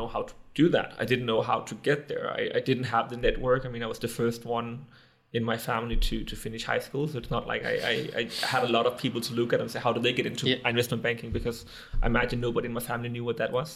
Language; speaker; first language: English; non-native, fluent; Danish